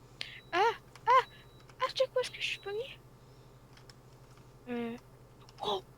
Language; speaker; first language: French; native; French